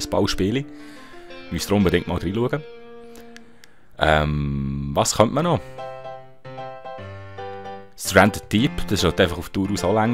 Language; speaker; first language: German; native; German